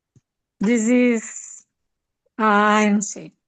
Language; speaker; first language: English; non-native, learner; Portuguese